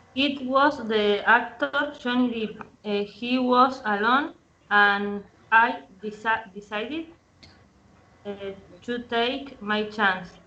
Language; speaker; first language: English; non-native, learner; Spanish